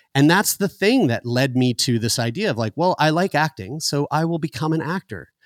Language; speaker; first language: English; native; English